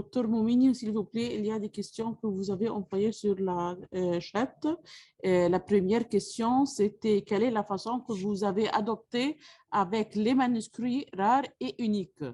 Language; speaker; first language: French; non-native, fluent; Arabic